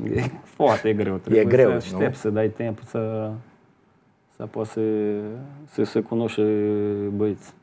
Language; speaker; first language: Romanian; non-native, learner; Portuguese